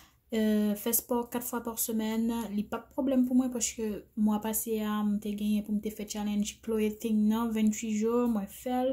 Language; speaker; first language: French; non-native, learner; Haitian Creole